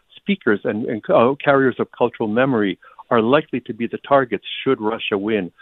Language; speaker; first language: English; early bilingual, other home language; Ukrainian